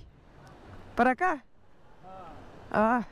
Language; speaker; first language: Spanish; non-native, learner; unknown